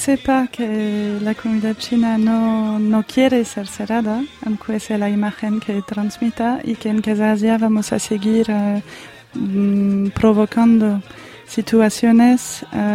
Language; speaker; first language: Spanish; non-native, fluent; French